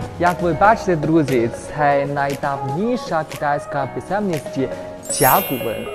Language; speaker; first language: Ukrainian; non-native, fluent; Chinese